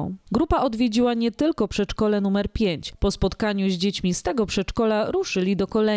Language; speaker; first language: Polish; native; Polish